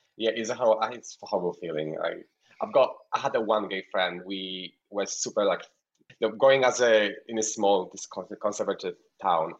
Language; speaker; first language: English; non-native, fluent; Polish